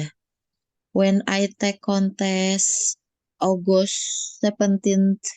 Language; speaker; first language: English; non-native, learner; Indonesian